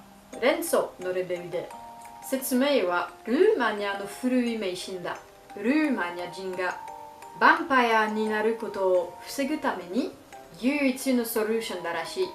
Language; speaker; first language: Japanese; non-native, learner; French